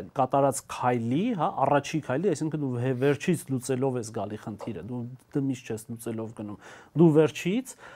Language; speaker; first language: Armenian; native; Armenian